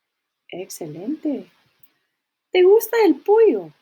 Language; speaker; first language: Spanish; non-native, fluent; English